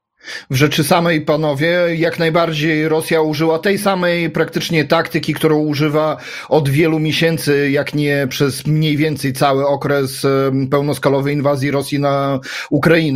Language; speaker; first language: Polish; non-native, fluent; Ukrainian